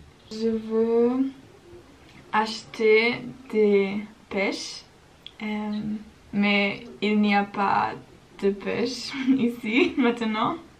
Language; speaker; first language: French; non-native, learner; German